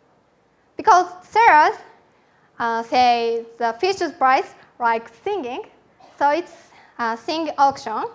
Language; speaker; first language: English; non-native, learner; Japanese